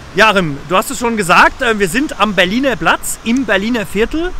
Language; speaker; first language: German; native; German